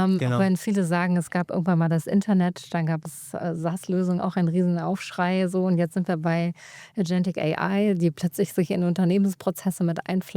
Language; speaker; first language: German; native; German